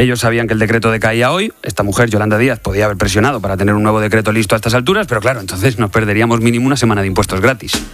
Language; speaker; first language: Spanish; native; Spanish